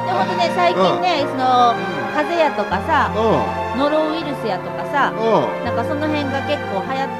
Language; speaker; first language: Japanese; native; Japanese